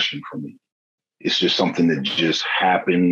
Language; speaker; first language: English; native; English